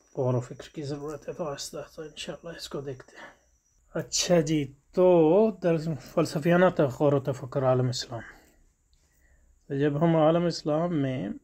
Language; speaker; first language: Urdu; native; Urdu